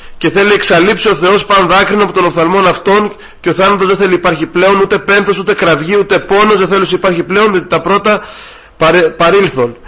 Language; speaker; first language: Greek; native; Greek